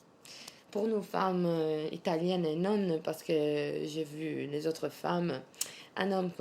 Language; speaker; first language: French; non-native, learner; Italian